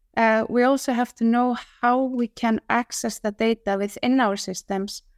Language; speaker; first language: English; non-native, fluent; Icelandic